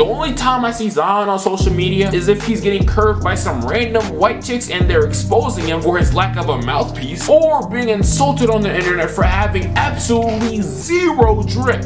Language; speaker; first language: English; native; English